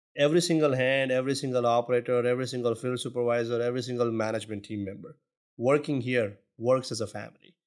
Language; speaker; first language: English; non-native, local second language; Gujarati